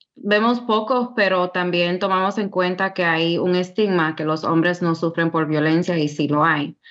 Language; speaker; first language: Spanish; early bilingual, heritage; Spanish